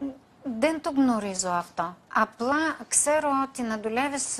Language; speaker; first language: Greek; non-native, fluent; Bulgarian